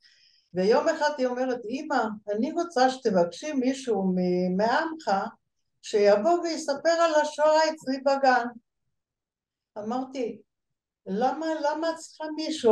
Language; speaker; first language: Hebrew; early bilingual, other home language; Bulgarian